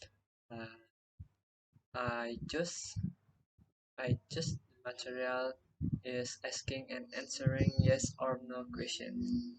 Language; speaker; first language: English; non-native, learner; Indonesian